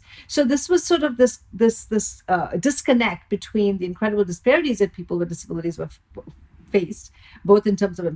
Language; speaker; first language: English; non-native, local second language; Bangla